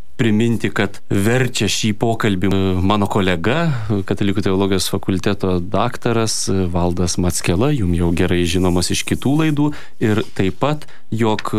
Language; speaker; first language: Lithuanian; native; Lithuanian